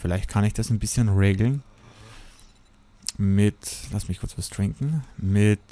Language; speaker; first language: German; native; German